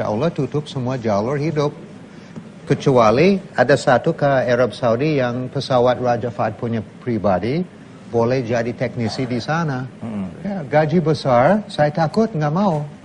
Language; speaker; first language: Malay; non-native, fluent; English